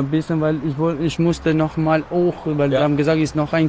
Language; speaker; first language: German; non-native, learner; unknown